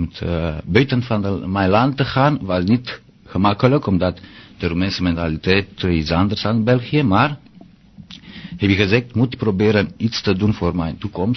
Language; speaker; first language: Dutch; non-native, learner; Romanian